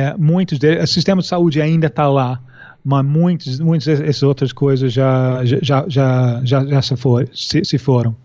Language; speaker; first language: Portuguese; non-native, fluent; English